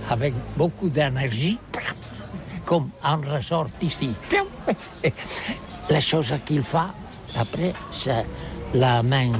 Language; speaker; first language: French; non-native, learner; Catalan